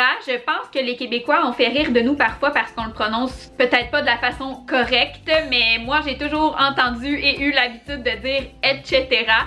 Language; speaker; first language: French; native; French